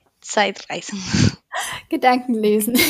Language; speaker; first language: German; non-native, learner; Spanish